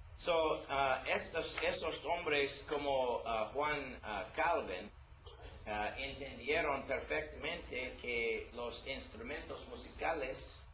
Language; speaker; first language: Spanish; non-native, learner; English